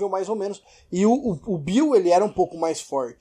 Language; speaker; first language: Portuguese; native; Portuguese